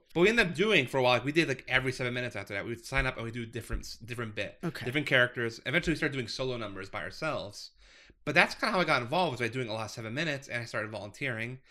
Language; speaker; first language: English; native; English